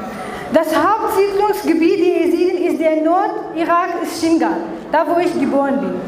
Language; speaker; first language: German; non-native, learner; Kurdish